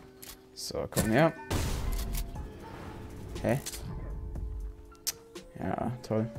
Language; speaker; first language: German; native; German